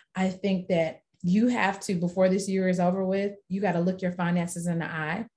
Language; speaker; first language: English; native; English